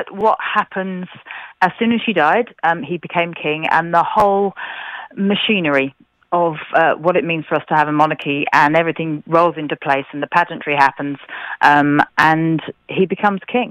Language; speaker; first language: English; native; English